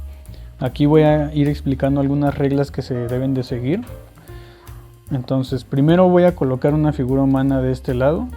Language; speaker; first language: Spanish; native; Spanish